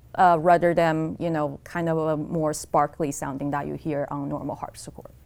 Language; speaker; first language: English; non-native, fluent; Chinese